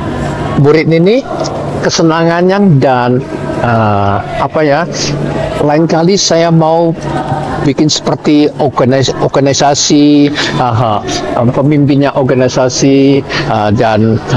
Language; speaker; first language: Indonesian; non-native, learner; Cantonese